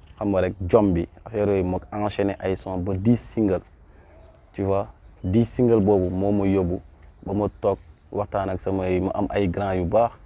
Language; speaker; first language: Wolof; non-native, local second language; Mandingo